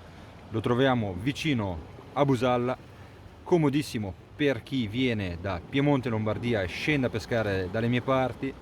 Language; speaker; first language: Italian; native; Italian